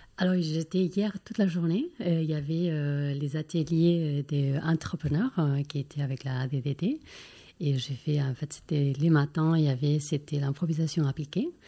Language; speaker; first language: French; non-native, fluent; Spanish